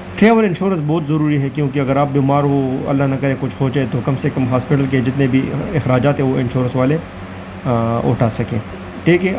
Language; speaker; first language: Urdu; non-native, local second language; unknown